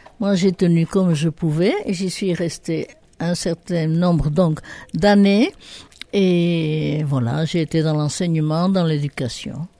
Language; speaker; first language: French; native; French